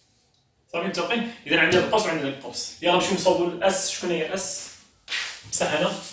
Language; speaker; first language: Arabic; native; Arabic